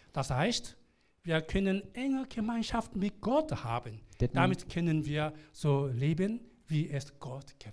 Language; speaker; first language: German; non-native, learner; Korean